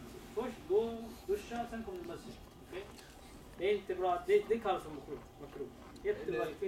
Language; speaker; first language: Swedish; non-native, learner; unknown